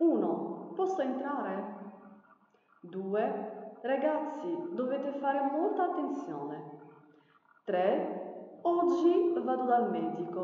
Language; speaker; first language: Italian; non-native, fluent; Arabic